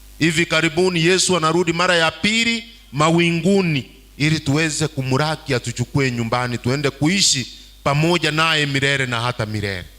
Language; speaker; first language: Swahili; non-native, local second language; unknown